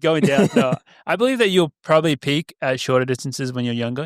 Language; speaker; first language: English; native; English